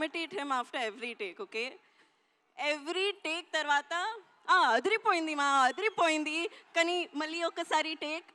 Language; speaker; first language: Telugu; non-native, fluent; Hindi